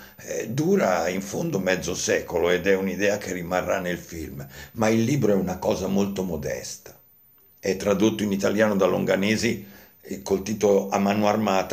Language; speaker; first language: Italian; native; Italian